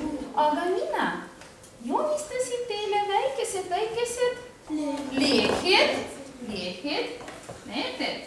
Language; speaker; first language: Estonian; non-native, local second language; Russian